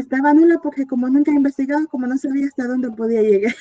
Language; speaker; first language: Spanish; native; Spanish